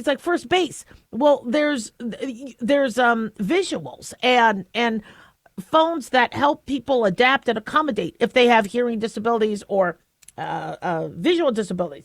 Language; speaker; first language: English; native; English